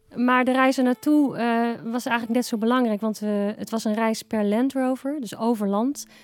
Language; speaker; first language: Dutch; native; Dutch